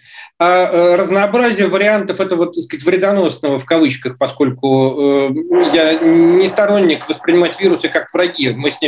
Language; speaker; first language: Russian; native; Russian